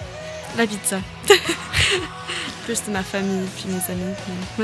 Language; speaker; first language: French; non-native, learner; English